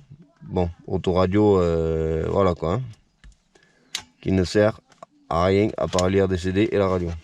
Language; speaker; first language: French; native; French